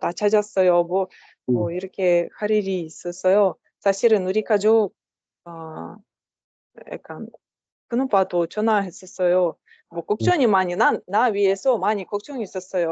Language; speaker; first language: Korean; non-native, learner; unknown